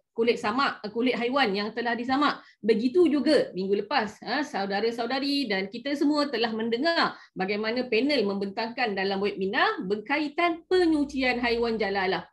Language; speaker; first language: Malay; native; Malay